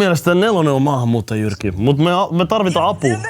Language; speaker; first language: Finnish; native; Finnish